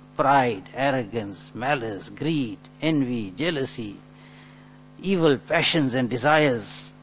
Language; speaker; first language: English; native; English